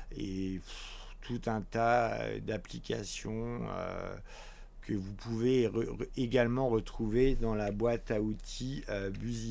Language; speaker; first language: French; native; French